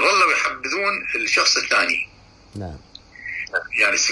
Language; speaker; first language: Arabic; native; Arabic